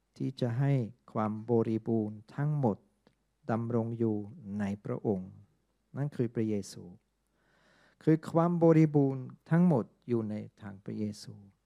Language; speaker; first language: Thai; non-native, fluent; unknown